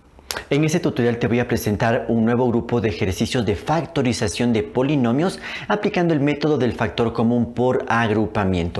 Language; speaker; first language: Spanish; native; Spanish